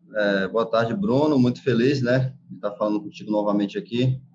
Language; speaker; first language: Portuguese; native; Portuguese